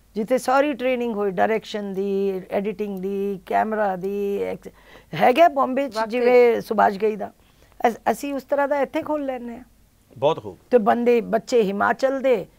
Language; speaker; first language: Punjabi; early bilingual, heritage; Punjabi